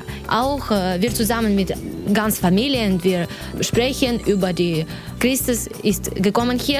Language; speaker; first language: German; non-native, learner; Ukrainian